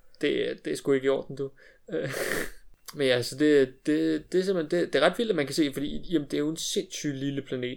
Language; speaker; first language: Danish; native; Danish